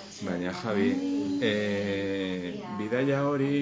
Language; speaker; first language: Basque; non-native, learner; Spanish